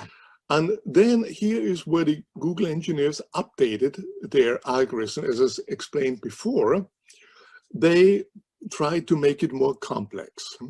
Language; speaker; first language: English; non-native, fluent; German